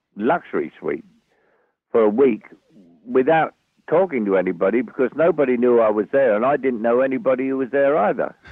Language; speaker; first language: English; native; English